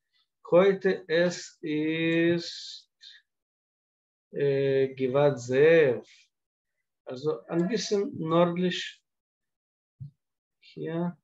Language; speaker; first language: German; non-native, fluent; Russian